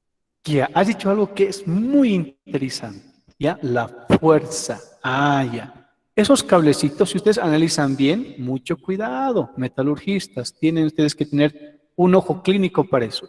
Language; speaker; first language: Spanish; native; Spanish